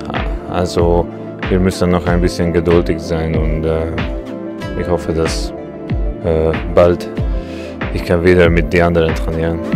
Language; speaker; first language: German; non-native, learner; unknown